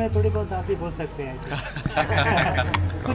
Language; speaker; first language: Hindi; non-native, local second language; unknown